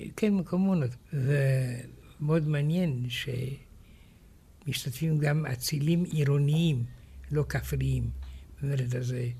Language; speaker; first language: Hebrew; non-native, fluent; Romanian